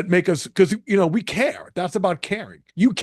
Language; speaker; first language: English; native; English